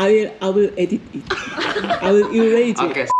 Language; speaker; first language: English; non-native, learner; Korean